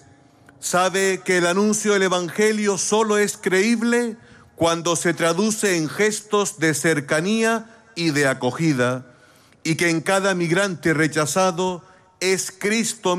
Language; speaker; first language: Spanish; native; Spanish